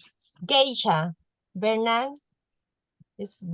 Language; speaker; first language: English; non-native, learner; Spanish